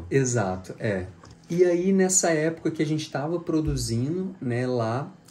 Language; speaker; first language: Portuguese; native; Portuguese